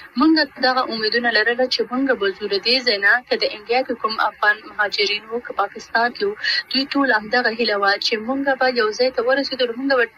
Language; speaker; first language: Pashto; native; Pashto